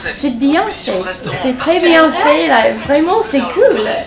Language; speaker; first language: French; non-native, learner; English